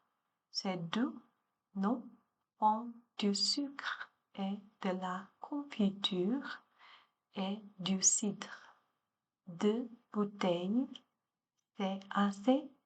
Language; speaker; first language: French; non-native, learner; Chinese